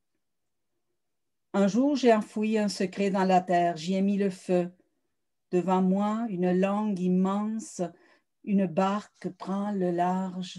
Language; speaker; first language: French; early bilingual, other home language; Spanish